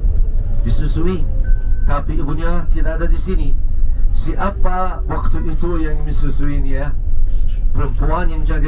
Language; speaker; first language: Indonesian; non-native, fluent; Arabic